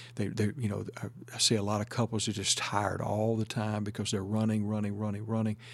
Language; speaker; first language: English; native; English